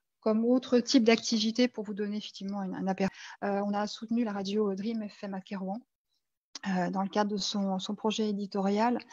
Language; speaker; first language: French; native; French